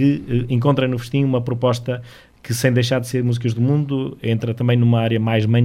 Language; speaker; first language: Portuguese; native; Portuguese